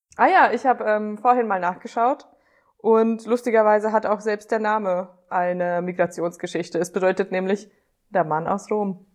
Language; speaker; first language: German; non-native, fluent; Hungarian